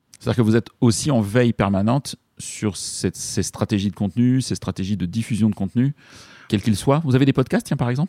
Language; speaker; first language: French; native; French